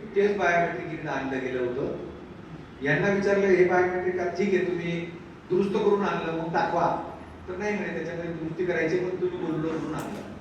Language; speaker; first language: Marathi; native; Marathi